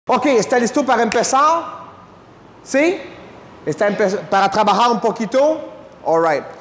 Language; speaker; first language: Spanish; non-native, fluent; French